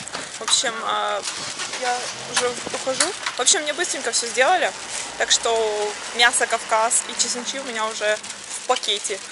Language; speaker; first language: Russian; native; Russian